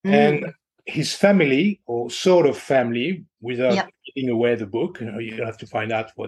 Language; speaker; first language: English; non-native, fluent; French